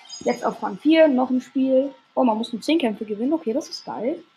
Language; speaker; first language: German; native; German